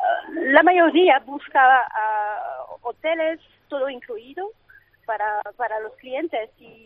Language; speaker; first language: Spanish; non-native, fluent; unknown